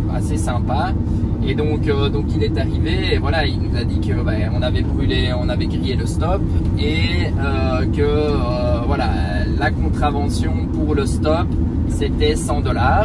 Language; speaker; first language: French; native; French